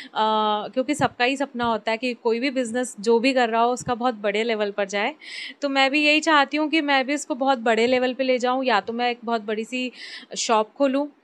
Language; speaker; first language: Hindi; native; Hindi